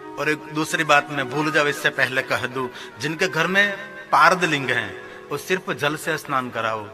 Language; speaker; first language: Hindi; non-native, local second language; Gujarati